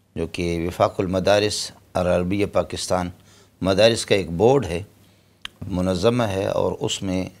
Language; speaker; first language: Urdu; non-native, local second language; Brahui